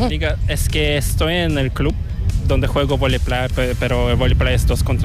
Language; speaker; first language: Spanish; non-native, learner; Korean